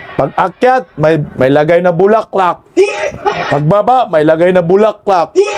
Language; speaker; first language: Filipino; non-native, local second language; Cebuano